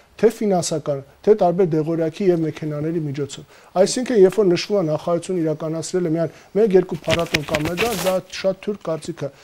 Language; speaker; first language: Armenian; native; Armenian